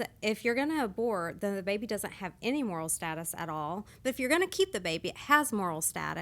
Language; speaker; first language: English; native; English